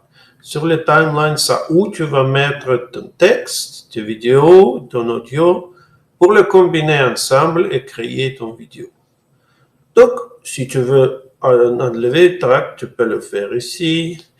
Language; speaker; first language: French; non-native, fluent; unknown